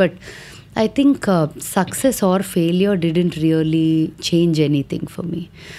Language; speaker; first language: English; non-native, local second language; Telugu